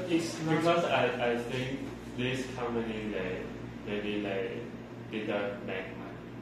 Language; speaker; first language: English; non-native, learner; Chinese